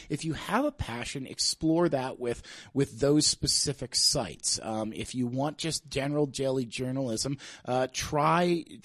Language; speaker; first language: English; native; English